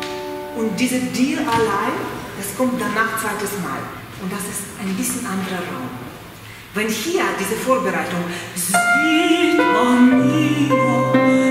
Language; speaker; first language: German; non-native, fluent; Russian